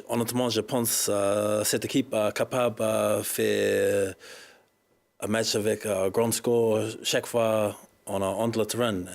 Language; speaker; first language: French; non-native, learner; English